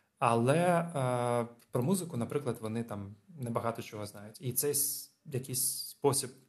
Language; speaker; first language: Ukrainian; non-native, local second language; Russian